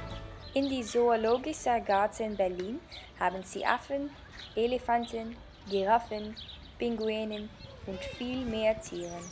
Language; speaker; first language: German; non-native, learner; Dutch